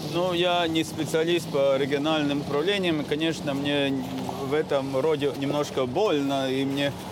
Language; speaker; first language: Russian; non-native, local second language; Latvian